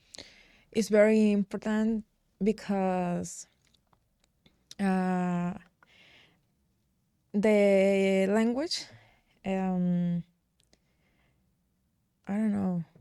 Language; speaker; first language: English; non-native, learner; Spanish